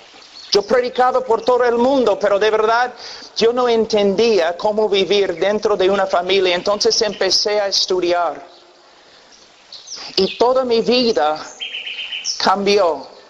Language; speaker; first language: Spanish; non-native, fluent; English